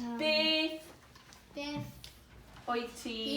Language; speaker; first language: Welsh; non-native, local second language; English